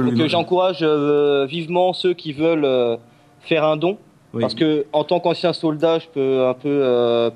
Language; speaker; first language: French; native; French